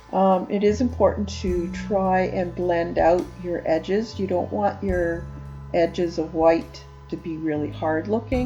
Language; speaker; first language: English; native; English